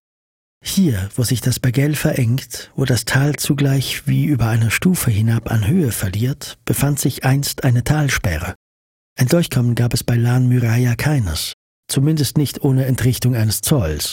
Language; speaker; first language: German; native; German